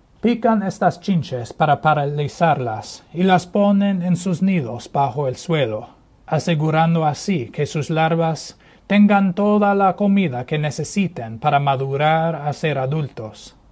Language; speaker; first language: Spanish; non-native, fluent; English